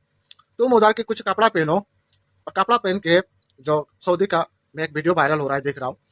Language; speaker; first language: Hindi; non-native, local second language; Bangla